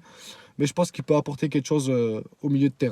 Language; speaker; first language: French; native; French